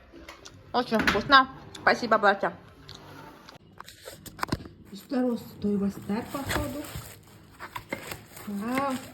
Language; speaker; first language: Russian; non-native, local second language; Kazakh